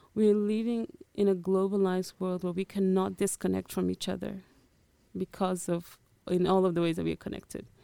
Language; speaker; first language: English; early bilingual, other home language; Portuguese